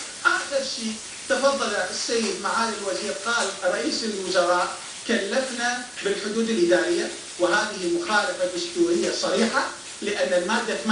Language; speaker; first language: Arabic; non-native, local second language; Turkmen